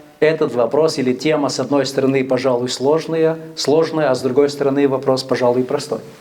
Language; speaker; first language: Russian; native; Russian